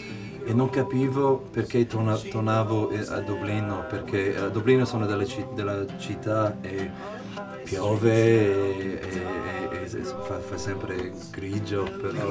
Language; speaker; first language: Italian; non-native, fluent; English